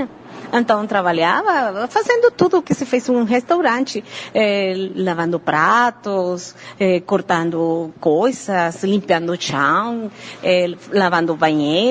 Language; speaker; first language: Portuguese; non-native, fluent; Spanish